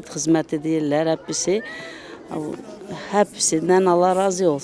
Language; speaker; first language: Turkish; early bilingual, heritage; Turkish